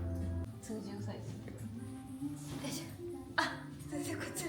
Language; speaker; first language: Japanese; native; Japanese